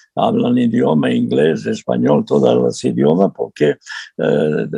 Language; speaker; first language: Spanish; non-native, fluent; Serbian